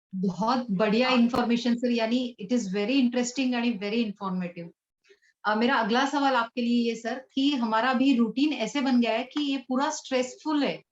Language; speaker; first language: Hindi; non-native, local second language; Marathi